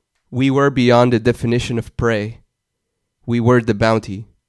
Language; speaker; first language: English; early bilingual, other home language; Spanish